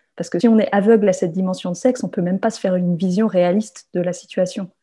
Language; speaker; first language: French; native; French